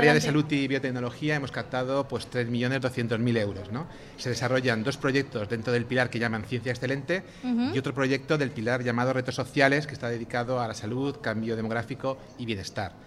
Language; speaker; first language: Spanish; native; Spanish